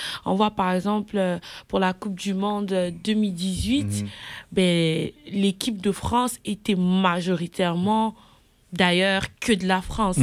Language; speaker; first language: French; native; French